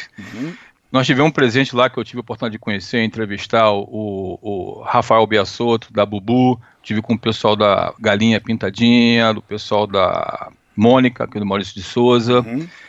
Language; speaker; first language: Portuguese; native; Portuguese